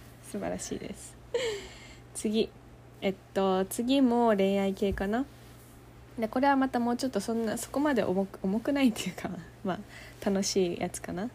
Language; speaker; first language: Japanese; native; Japanese